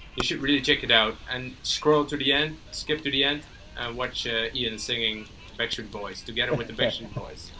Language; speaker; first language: English; non-native, fluent; Dutch